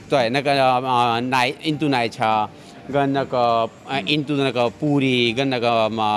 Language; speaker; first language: Chinese; non-native, learner; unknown